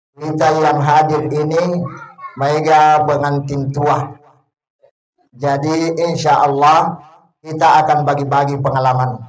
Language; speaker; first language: Indonesian; non-native, local second language; Buginese